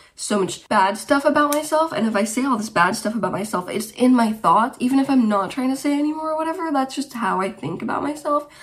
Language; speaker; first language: English; early bilingual, other home language; Romanian